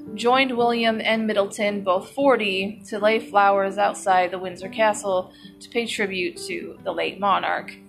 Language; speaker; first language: English; native; English